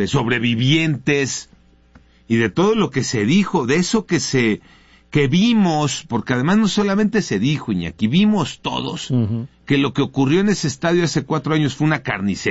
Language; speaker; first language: Spanish; native; Spanish